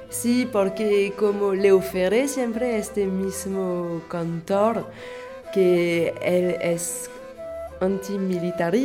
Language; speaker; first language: Spanish; non-native, fluent; French